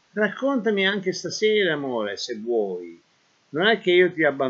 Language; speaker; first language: Italian; native; Italian